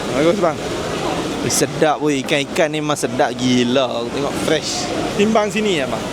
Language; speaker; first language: Malay; native; Malay